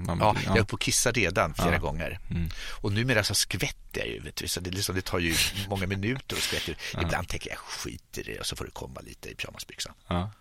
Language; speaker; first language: Swedish; native; Swedish